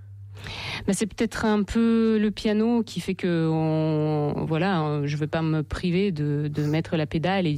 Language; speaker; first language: French; non-native, fluent; Ukrainian